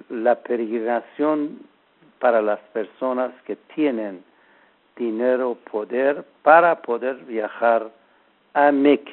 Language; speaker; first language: Spanish; non-native, learner; Persian